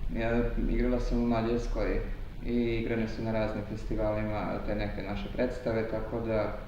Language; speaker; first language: Serbian; non-native, local second language; Hungarian